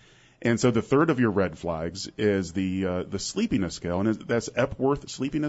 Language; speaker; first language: English; native; English